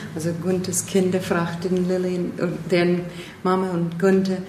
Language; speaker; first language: German; non-native, fluent; English